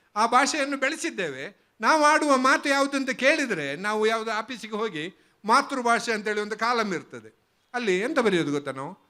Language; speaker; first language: Kannada; non-native, local second language; Malayalam